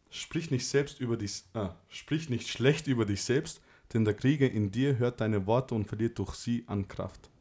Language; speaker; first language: German; early bilingual, other home language; Albanian